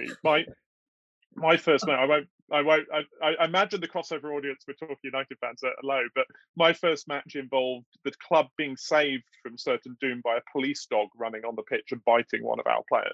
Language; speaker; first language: English; native; English